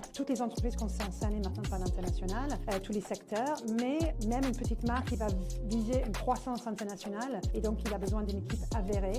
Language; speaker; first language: French; non-native, fluent; English